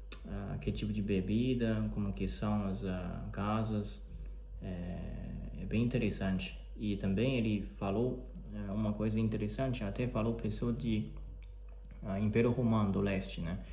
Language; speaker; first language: Portuguese; non-native, learner; Chinese